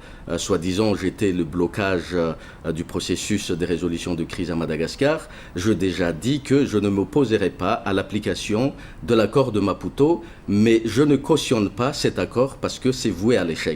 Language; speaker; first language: French; non-native, local second language; Malagasy